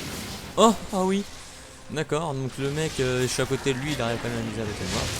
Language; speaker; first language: French; native; French